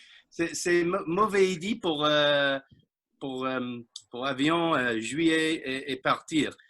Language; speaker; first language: French; non-native, learner; English